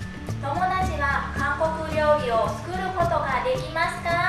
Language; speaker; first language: Japanese; non-native, fluent; Thai